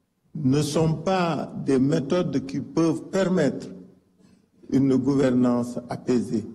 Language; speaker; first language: French; non-native, local second language; Wolof